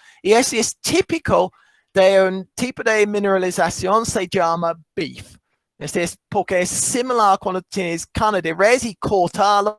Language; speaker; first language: Spanish; non-native, fluent; English